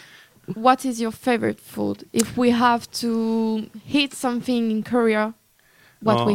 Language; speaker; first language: English; non-native, learner; French